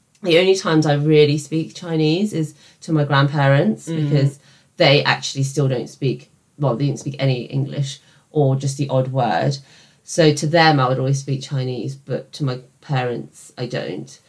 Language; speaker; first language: English; native; English